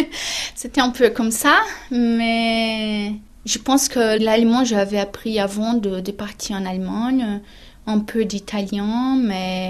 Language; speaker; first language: French; non-native, fluent; Portuguese